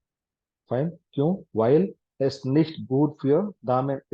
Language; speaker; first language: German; non-native, fluent; Hindi